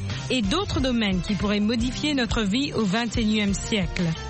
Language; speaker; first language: French; native; French